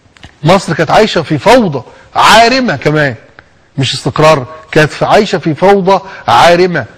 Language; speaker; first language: Arabic; native; Arabic